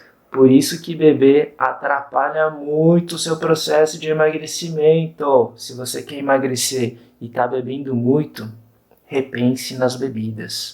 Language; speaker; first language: Portuguese; native; Portuguese